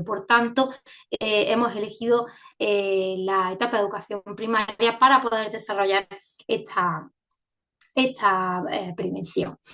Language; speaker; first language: Spanish; native; Spanish